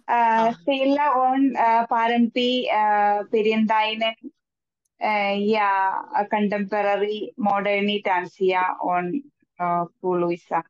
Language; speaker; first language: Finnish; non-native, learner; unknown